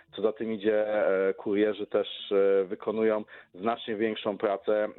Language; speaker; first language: Polish; native; Polish